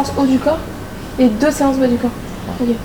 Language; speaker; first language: French; native; French